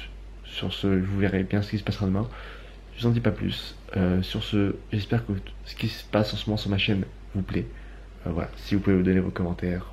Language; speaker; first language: French; native; French